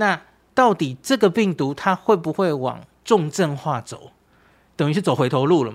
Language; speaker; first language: Chinese; native; Chinese